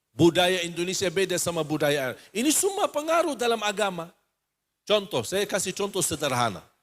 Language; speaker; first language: Indonesian; non-native, fluent; Arabic